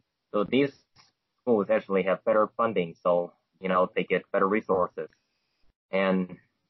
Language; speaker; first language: English; non-native, fluent; Chinese